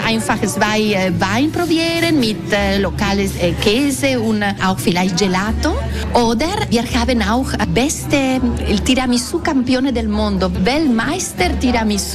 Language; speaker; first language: German; non-native, learner; Italian